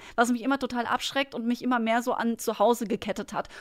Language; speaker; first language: German; native; German